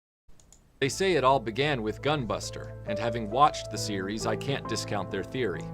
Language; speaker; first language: English; native; English